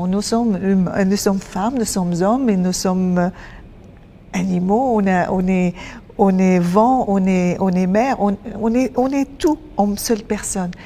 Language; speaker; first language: French; non-native, fluent; Arabic